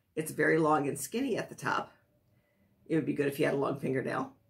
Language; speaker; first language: English; native; English